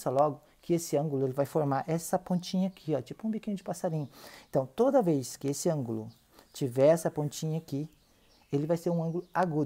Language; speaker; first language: Portuguese; native; Portuguese